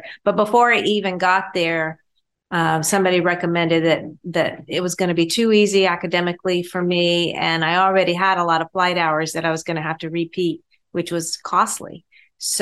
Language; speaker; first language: English; native; English